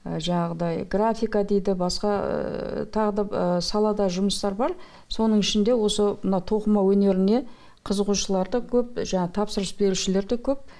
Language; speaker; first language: Kazakh; native; Kazakh